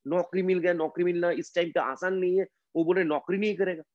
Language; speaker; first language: Hindi; non-native, local second language; Bangla